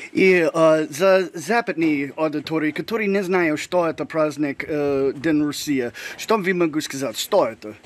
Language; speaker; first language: Russian; non-native, learner; English